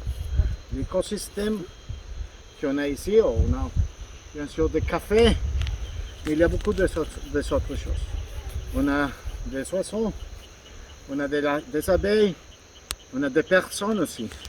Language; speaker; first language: French; non-native, fluent; Spanish